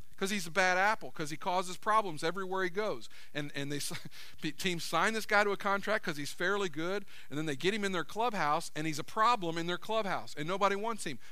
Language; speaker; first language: English; native; English